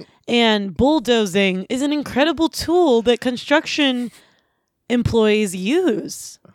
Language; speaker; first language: English; native; English